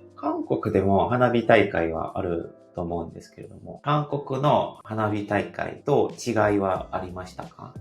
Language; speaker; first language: Japanese; non-native, fluent; Korean